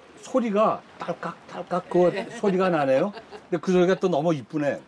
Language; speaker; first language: Korean; native; Korean